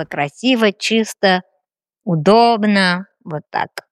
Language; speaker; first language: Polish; non-native, learner; Armenian